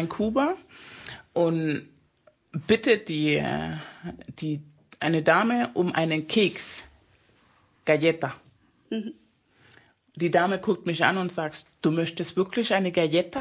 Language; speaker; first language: German; non-native, fluent; Spanish